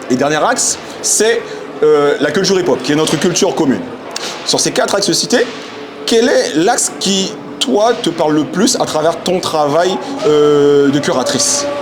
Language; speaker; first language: French; native; French